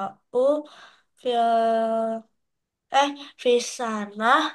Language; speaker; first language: Arabic; non-native, learner; Indonesian